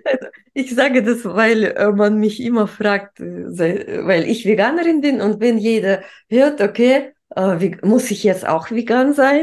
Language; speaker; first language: German; non-native, fluent; Russian